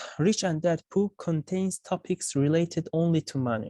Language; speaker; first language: English; non-native, fluent; Azerbaijani